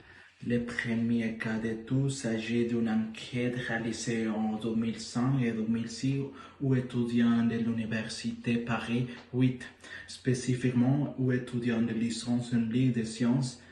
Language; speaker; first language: French; non-native, learner; Spanish